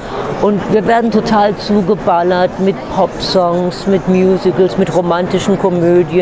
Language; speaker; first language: German; native; German